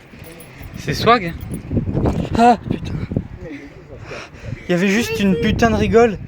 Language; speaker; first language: French; native; French